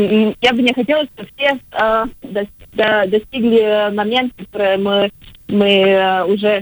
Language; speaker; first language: Russian; non-native, local second language; Latvian